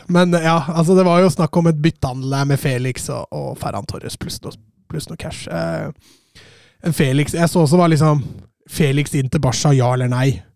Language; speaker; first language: Norwegian; native; Norwegian